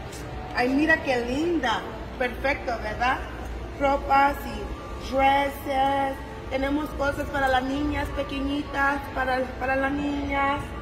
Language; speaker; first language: Spanish; early bilingual, heritage; English